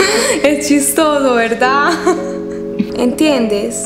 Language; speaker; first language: Spanish; native; Spanish